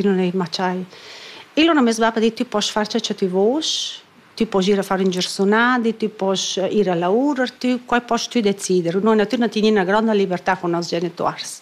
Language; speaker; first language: Italian; non-native, fluent; Romansh